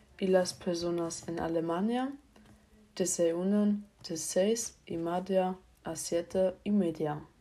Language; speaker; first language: Spanish; non-native, learner; German